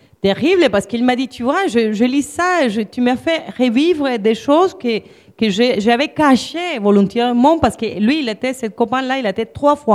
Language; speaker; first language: French; non-native, fluent; Spanish